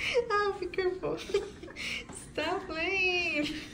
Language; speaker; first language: English; early bilingual, other home language; Spanish